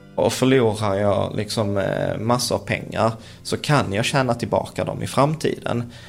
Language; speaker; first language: Swedish; early bilingual, other home language; Czech